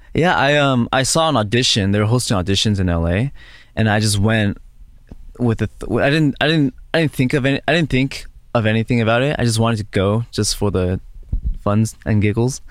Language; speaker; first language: English; early bilingual, other home language; Korean